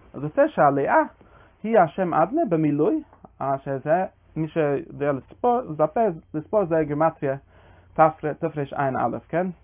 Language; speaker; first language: Hebrew; non-native, fluent; English